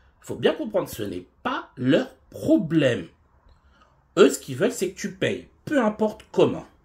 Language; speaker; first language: French; native; French